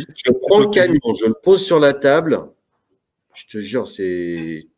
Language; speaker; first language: French; native; French